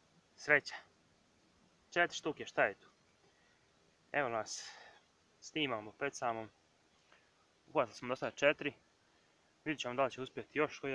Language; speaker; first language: Serbian; native; Serbian